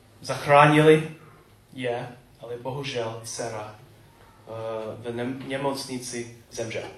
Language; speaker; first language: Czech; non-native, learner; English